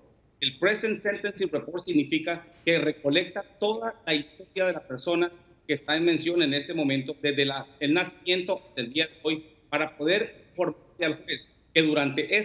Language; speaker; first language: Spanish; native; Spanish